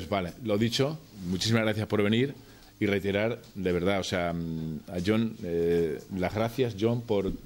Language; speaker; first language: Spanish; native; Spanish